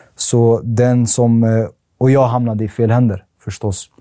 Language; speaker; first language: Swedish; early bilingual, other home language; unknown